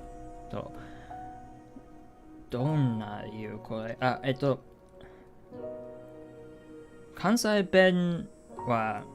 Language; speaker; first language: Japanese; non-native, learner; English